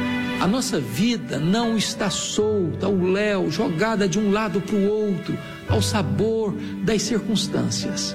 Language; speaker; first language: Portuguese; native; Portuguese